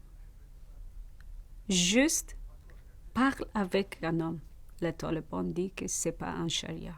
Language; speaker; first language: French; non-native, learner; Persian